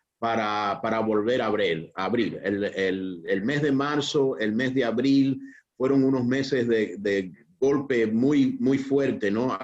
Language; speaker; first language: Spanish; early bilingual, heritage; Spanish